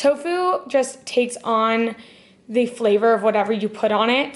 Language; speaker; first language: English; native; English